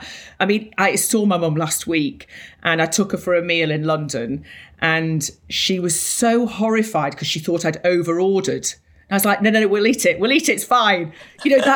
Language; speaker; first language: English; native; English